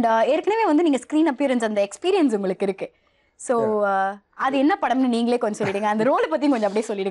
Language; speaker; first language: Tamil; native; Tamil